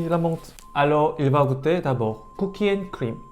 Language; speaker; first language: French; non-native, learner; Korean